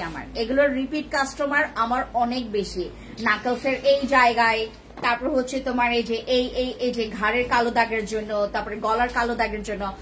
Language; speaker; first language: Bangla; non-native, local second language; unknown